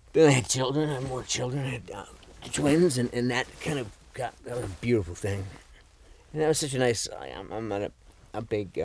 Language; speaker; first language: English; native; English